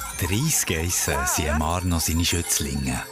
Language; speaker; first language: German; native; German